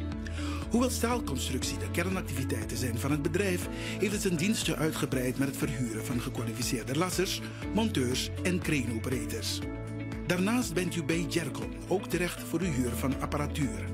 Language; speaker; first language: Dutch; native; Dutch